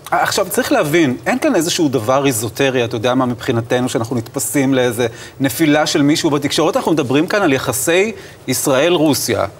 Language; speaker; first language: Hebrew; native; Hebrew